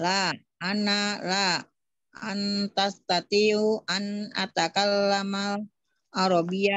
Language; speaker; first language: Arabic; non-native, learner; Indonesian